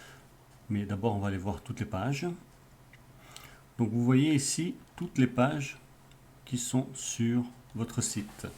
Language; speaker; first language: French; native; French